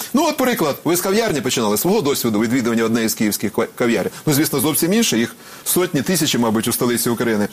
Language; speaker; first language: Ukrainian; native; Ukrainian